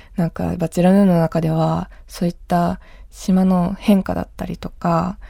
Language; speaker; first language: Japanese; native; Japanese